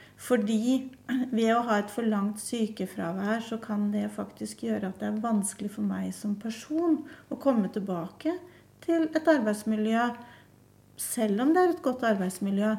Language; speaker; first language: Norwegian; native; Norwegian